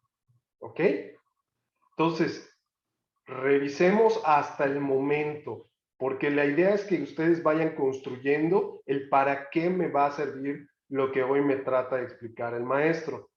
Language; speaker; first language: Spanish; native; Spanish